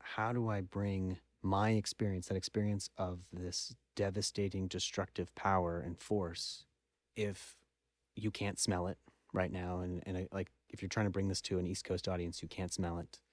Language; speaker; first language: English; native; English